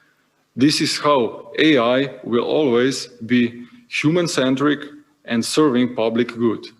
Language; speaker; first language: English; non-native, fluent; Slovenian